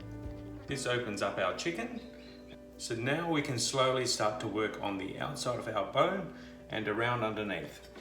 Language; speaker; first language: English; native; English